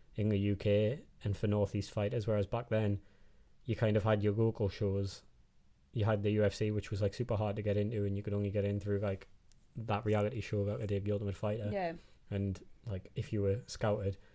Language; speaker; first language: English; native; English